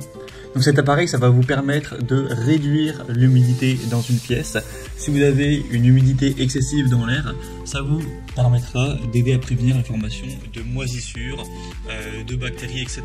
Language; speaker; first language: French; native; French